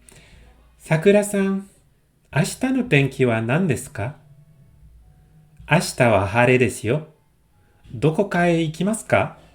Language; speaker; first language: Japanese; non-native, fluent; French